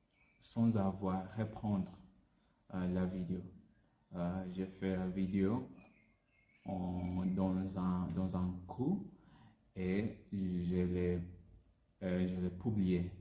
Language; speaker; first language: French; non-native, learner; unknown